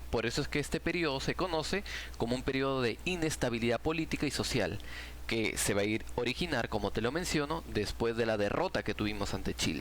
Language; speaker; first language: Spanish; native; Spanish